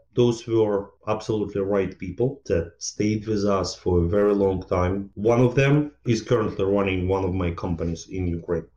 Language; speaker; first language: English; non-native, fluent; Ukrainian